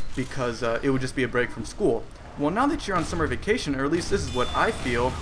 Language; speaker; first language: English; native; English